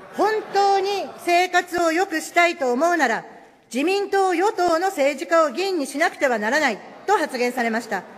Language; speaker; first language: Japanese; native; Japanese